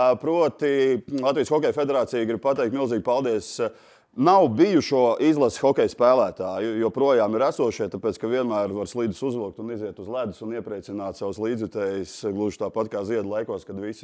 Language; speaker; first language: Latvian; native; Latvian